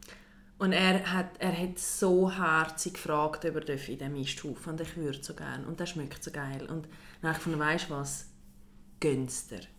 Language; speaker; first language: German; native; German